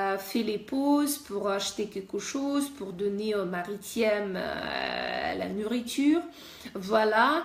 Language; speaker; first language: French; non-native, fluent; Russian